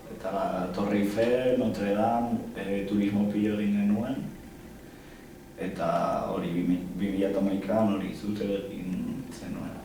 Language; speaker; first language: Basque; non-native, local second language; Spanish